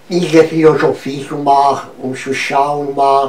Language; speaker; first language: German; non-native, learner; Romanian